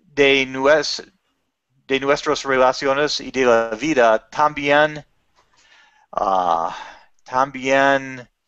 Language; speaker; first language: Spanish; non-native, learner; English